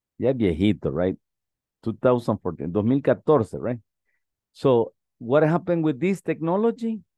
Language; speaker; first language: English; non-native, fluent; Spanish